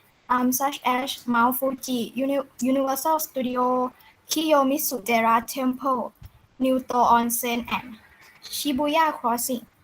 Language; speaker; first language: English; non-native, learner; Thai